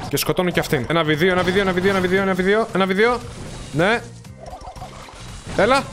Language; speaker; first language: Greek; native; Greek